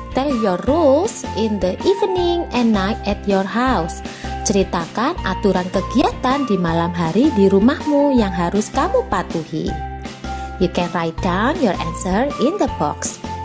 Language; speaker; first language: English; non-native, fluent; Indonesian